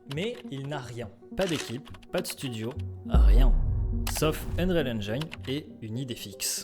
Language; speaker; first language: French; native; French